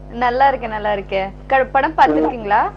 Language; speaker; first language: Tamil; non-native, local second language; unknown